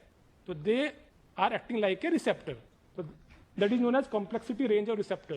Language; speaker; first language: English; non-native, local second language; Hindi